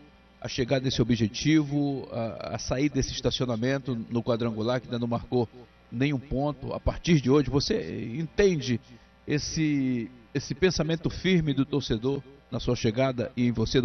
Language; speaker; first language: Portuguese; native; Portuguese